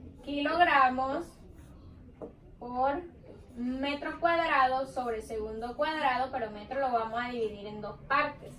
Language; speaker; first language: Spanish; native; Spanish